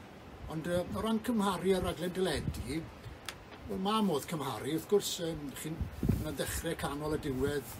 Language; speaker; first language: Welsh; native; Welsh